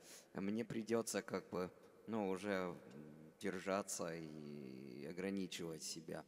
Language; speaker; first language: Russian; non-native, fluent; English